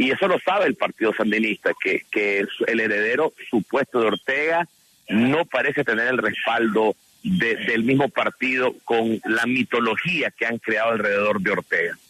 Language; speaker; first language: Spanish; native; Spanish